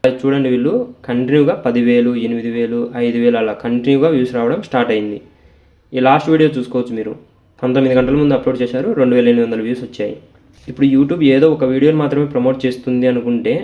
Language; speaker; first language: Telugu; native; Telugu